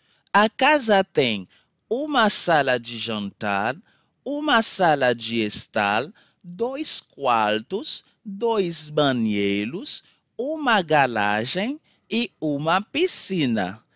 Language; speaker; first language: Portuguese; non-native, fluent; Haitian Creole